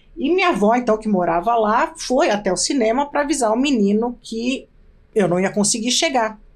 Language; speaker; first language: Portuguese; early bilingual, other home language; Arabic